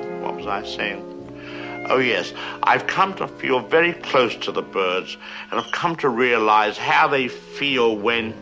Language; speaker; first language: English; native; English